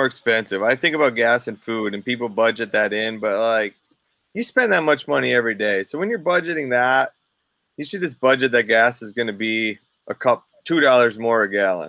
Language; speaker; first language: English; native; English